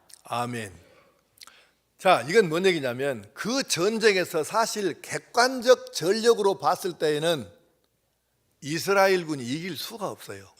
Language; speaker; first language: Korean; native; Korean